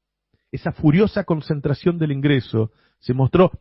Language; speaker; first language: Spanish; native; Spanish